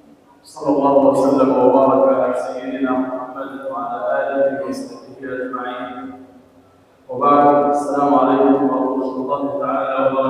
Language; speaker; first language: Arabic; native; Arabic